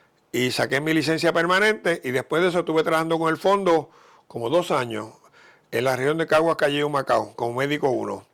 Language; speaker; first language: Spanish; native; Spanish